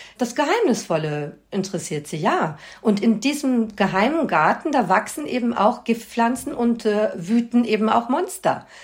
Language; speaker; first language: German; native; German